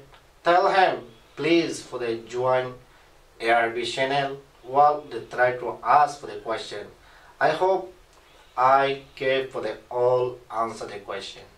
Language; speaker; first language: English; non-native, learner; Rohingya